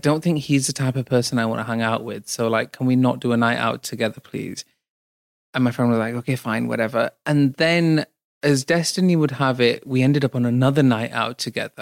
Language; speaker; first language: English; native; English